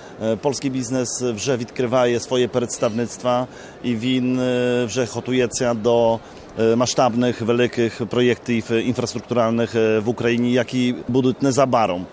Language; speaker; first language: Polish; non-native, learner; Ukrainian